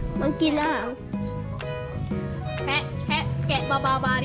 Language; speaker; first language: Thai; native; Thai